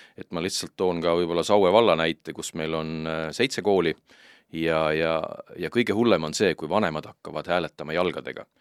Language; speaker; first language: Estonian; native; Estonian